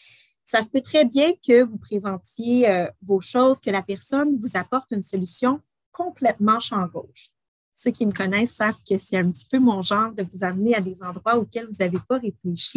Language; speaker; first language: French; native; French